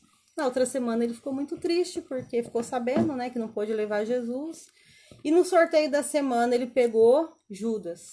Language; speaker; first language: Portuguese; native; Portuguese